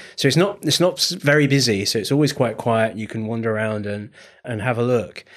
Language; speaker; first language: English; native; English